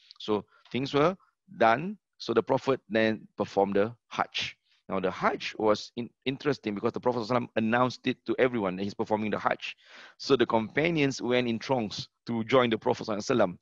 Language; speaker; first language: English; non-native, local second language; Malay